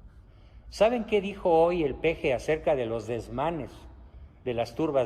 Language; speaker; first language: Spanish; native; Spanish